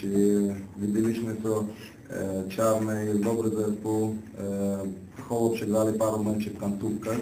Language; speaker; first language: Polish; non-native, learner; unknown